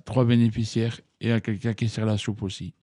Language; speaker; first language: French; native; French